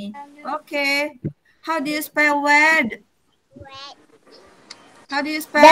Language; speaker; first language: English; non-native, learner; Malay